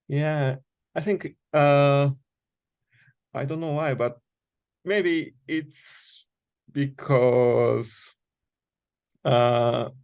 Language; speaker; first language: English; non-native, learner; Japanese